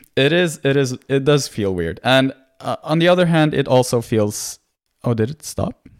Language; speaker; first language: English; non-native, fluent; Norwegian